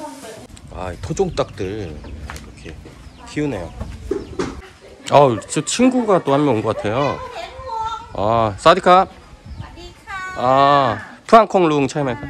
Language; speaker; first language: Korean; native; Korean